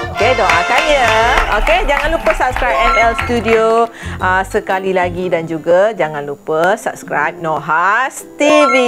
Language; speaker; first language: Malay; native; Malay